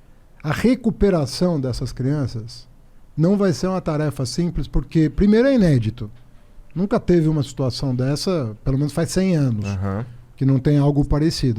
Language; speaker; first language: Portuguese; native; Portuguese